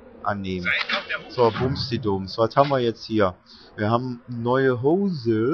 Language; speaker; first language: German; native; German